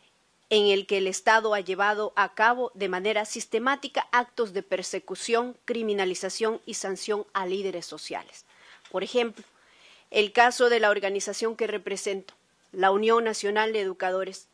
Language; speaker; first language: Spanish; native; Spanish